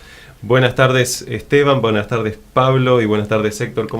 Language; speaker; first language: Spanish; native; Spanish